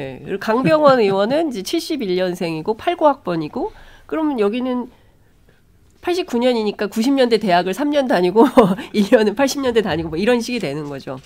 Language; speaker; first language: Korean; native; Korean